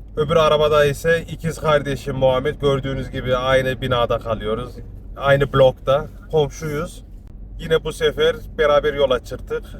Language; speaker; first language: Turkish; early bilingual, heritage; Turkish